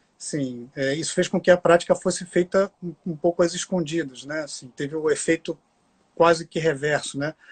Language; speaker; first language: Portuguese; native; Portuguese